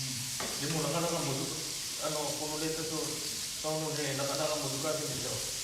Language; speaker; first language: Japanese; non-native, fluent; Filipino